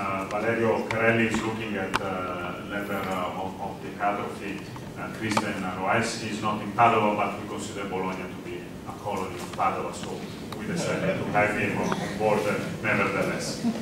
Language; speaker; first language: English; non-native, fluent; Italian